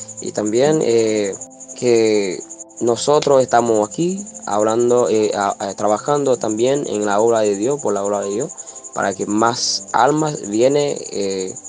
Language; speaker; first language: Spanish; non-native, learner; Haitian Creole